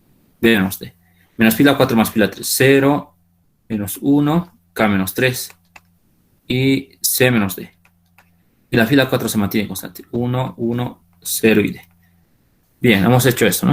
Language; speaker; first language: Spanish; native; Spanish